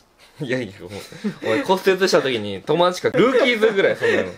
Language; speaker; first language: Japanese; native; Japanese